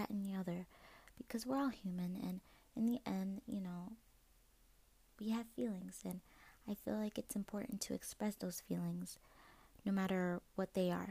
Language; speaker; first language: English; native; English